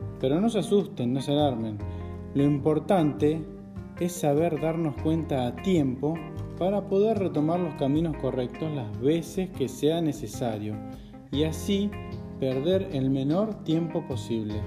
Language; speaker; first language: Spanish; native; Spanish